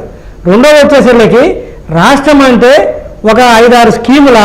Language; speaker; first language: Telugu; native; Telugu